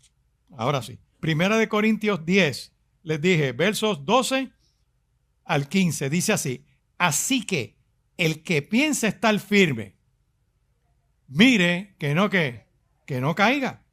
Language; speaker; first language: Spanish; native; Spanish